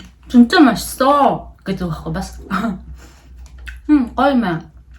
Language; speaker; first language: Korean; non-native, learner; Mongolian